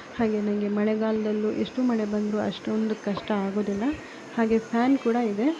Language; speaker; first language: Kannada; native; Kannada